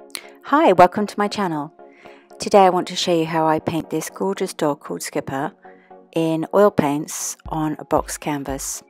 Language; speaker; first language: English; native; English